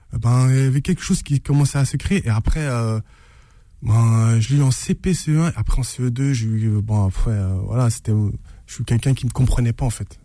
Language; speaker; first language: French; native; French